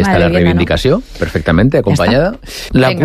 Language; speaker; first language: Spanish; native; Spanish